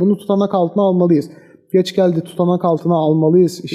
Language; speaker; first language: Turkish; native; Turkish